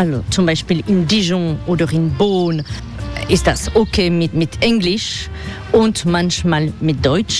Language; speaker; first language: German; non-native, fluent; French